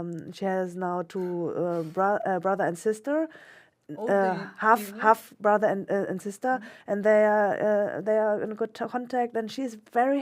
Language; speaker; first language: English; non-native, local second language; German